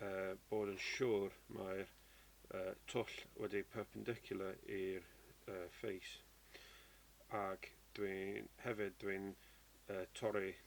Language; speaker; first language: Welsh; non-native, learner; English